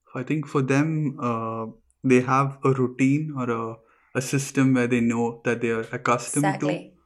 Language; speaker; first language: English; non-native, local second language; Malayalam